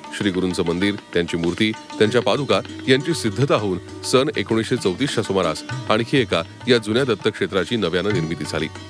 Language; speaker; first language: Marathi; native; Marathi